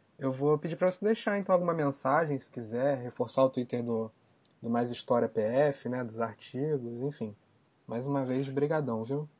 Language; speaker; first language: Portuguese; native; Portuguese